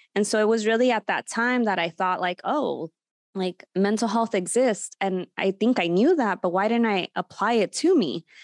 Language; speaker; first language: English; native; English